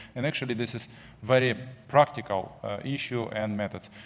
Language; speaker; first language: English; non-native, fluent; Ukrainian